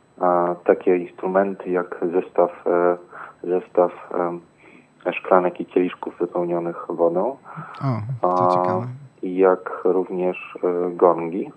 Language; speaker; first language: Polish; native; Polish